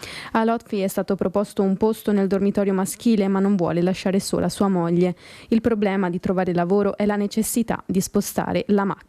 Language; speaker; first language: Italian; native; Italian